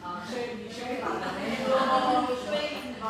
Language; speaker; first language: Chinese; non-native, learner; Filipino